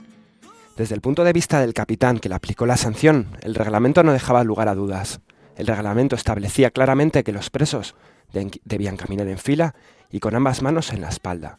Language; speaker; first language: Spanish; native; Spanish